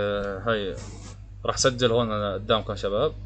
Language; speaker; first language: Arabic; native; Arabic